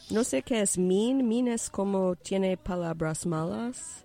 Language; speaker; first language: Spanish; non-native, learner; English